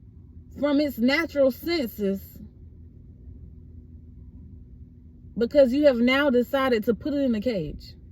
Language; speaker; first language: English; native; English